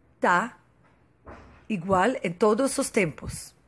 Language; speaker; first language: Portuguese; non-native, fluent; Hebrew